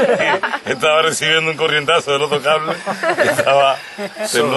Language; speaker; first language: Spanish; native; Spanish